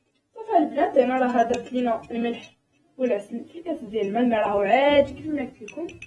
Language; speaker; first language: Arabic; native; Arabic